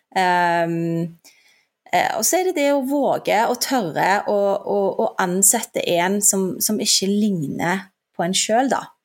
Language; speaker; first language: Norwegian; early bilingual, other home language; Turkish